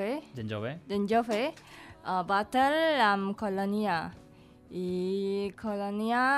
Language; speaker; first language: Catalan; non-native, learner; Indonesian